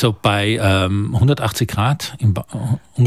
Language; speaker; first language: German; native; German